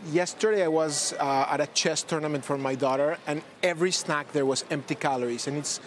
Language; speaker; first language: English; non-native, fluent; Spanish